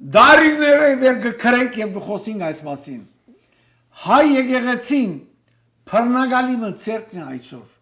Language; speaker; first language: Armenian; native; Armenian